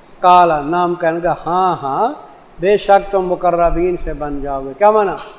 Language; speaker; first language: Urdu; non-native, local second language; Saraiki